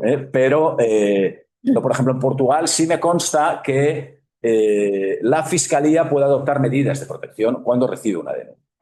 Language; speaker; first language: Spanish; native; Spanish